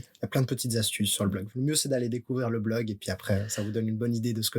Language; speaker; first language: French; native; French